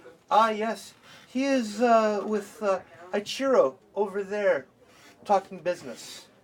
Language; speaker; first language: English; native; English